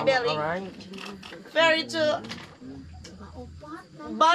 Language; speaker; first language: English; non-native, learner; Sundanese